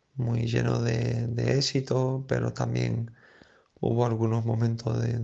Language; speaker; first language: Spanish; non-native, fluent; French